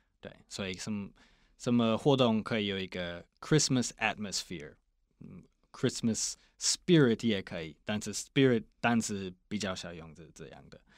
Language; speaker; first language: Chinese; non-native, fluent; English